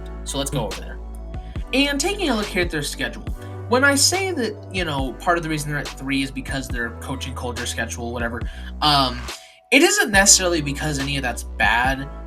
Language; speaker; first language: English; native; English